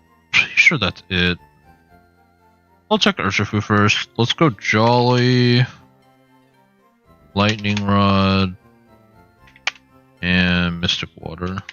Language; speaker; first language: English; native; English